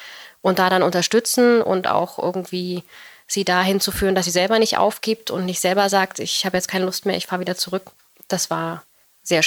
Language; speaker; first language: German; native; German